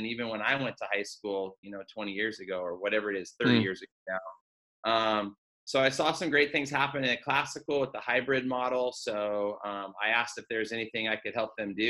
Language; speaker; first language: English; native; English